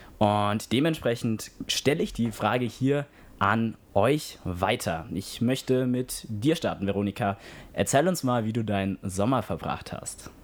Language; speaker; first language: German; native; German